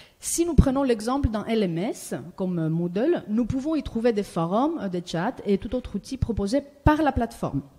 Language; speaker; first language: French; non-native, fluent; Greek